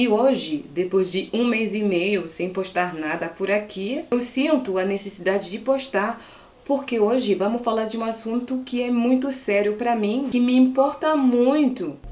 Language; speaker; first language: Portuguese; non-native, fluent; French